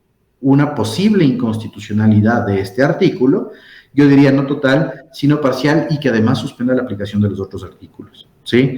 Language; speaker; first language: Spanish; native; Spanish